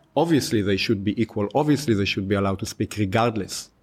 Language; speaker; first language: English; non-native, fluent; Hebrew